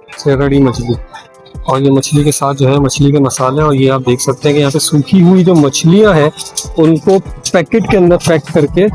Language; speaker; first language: Urdu; native; Urdu